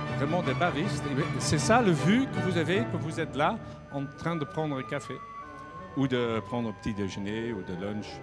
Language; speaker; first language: French; non-native, fluent; Dutch